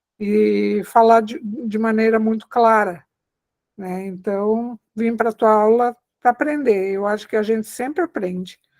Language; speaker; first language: Portuguese; native; Portuguese